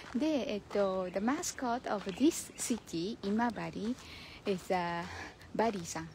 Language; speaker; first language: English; non-native, learner; Japanese